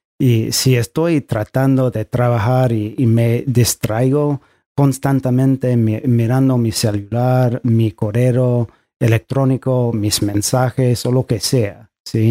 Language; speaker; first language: Spanish; non-native, fluent; English